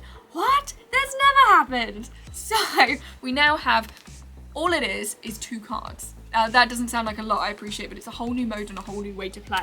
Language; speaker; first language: English; native; English